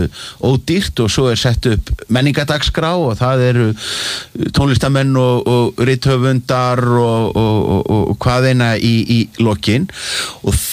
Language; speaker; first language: Icelandic; native; Icelandic